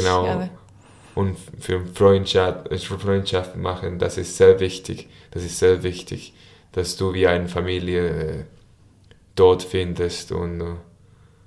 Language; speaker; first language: German; non-native, learner; Spanish